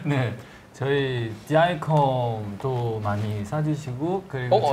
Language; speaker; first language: Korean; non-native, fluent; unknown